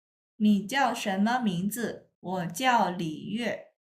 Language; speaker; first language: Chinese; non-native, fluent; Indonesian